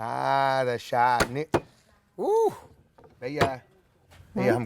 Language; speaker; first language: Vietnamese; non-native, learner; English